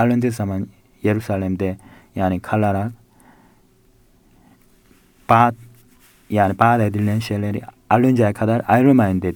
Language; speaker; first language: Turkish; non-native, fluent; Korean